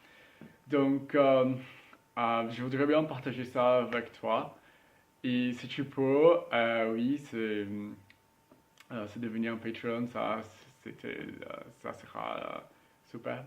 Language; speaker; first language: French; non-native, learner; Spanish